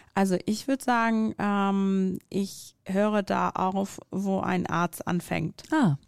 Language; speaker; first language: German; non-native, fluent; Persian